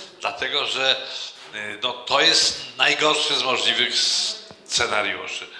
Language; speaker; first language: Polish; native; Polish